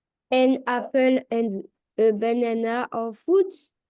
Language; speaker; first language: English; non-native, learner; French